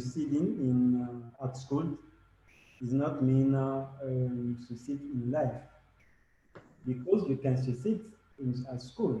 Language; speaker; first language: English; non-native, learner; French